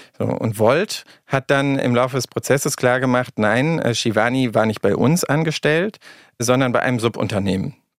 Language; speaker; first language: German; native; German